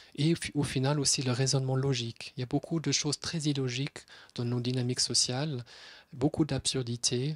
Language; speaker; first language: French; non-native, fluent; German